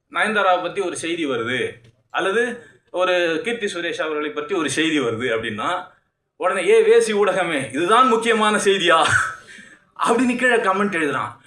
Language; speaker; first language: Tamil; native; Tamil